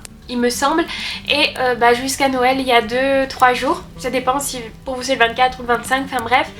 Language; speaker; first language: French; native; French